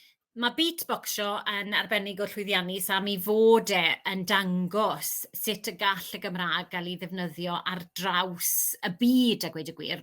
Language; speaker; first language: Welsh; native; Welsh